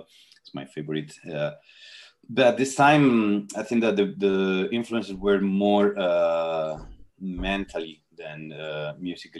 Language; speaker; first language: English; non-native, fluent; Spanish